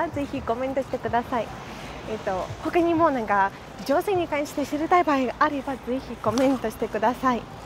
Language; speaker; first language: Japanese; non-native, fluent; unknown